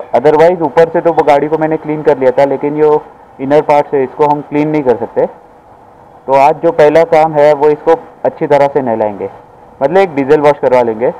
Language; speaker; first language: Hindi; non-native, local second language; Marathi